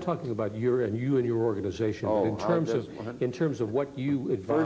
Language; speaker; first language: English; native; English